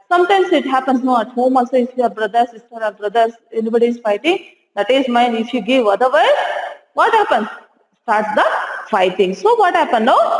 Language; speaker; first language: English; non-native, local second language; Hindi